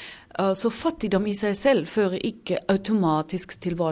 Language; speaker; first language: Norwegian; non-native, fluent; German